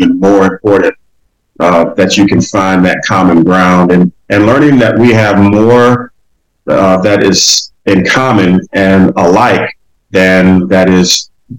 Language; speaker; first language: English; native; English